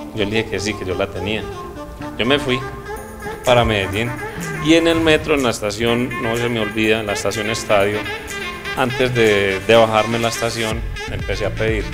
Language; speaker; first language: Spanish; native; Spanish